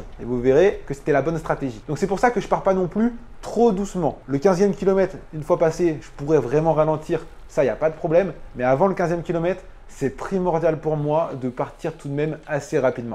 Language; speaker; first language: French; native; French